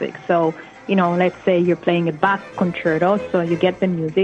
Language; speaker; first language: English; non-native, fluent; Hebrew